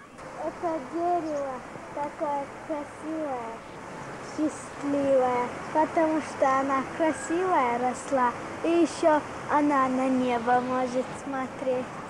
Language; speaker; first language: Russian; non-native, local second language; Chechen